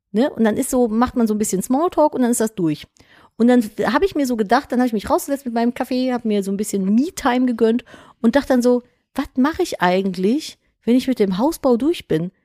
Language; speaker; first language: German; native; German